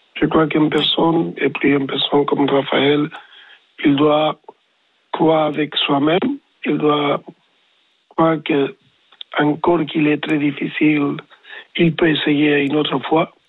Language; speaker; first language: French; non-native, learner; Spanish